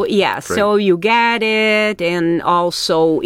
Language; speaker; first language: English; non-native, fluent; Portuguese